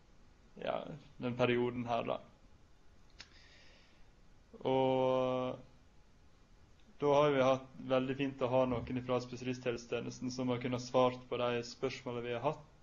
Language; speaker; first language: Norwegian; native; Norwegian